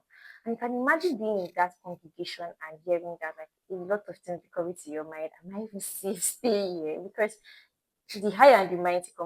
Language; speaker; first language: English; non-native, local second language; Igbo